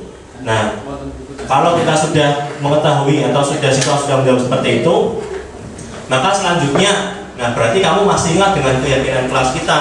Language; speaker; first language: Indonesian; native; Indonesian